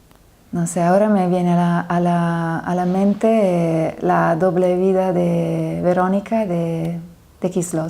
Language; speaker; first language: Spanish; non-native, fluent; Italian